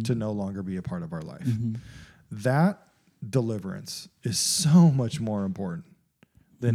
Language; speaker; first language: English; native; English